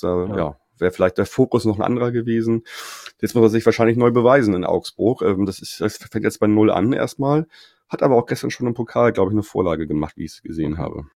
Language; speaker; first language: German; native; German